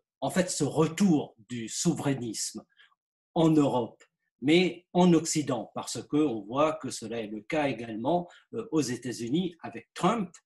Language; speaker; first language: French; native; French